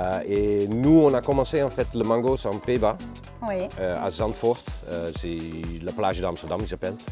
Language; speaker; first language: French; non-native, learner; Dutch